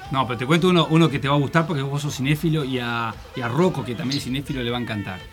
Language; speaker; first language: Spanish; native; Spanish